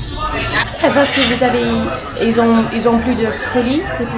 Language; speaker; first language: French; non-native, learner; English